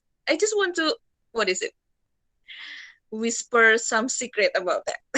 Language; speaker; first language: English; non-native, fluent; Indonesian